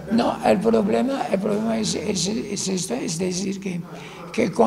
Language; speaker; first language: Spanish; non-native, fluent; Arabic